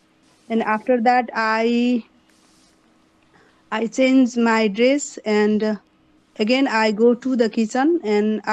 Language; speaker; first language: English; non-native, learner; Hindi